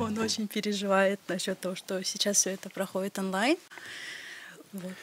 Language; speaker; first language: Russian; native; Russian